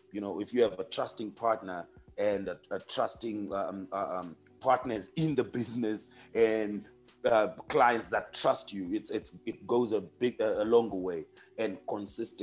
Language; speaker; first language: English; non-native, local second language; Shona